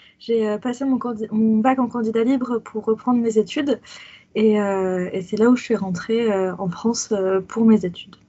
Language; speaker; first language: French; native; French